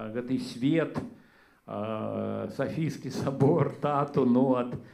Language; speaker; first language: Belarusian; native; Belarusian